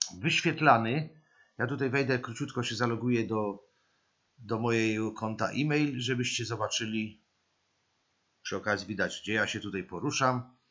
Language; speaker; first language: Polish; native; Polish